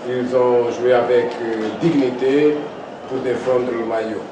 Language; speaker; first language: French; non-native, fluent; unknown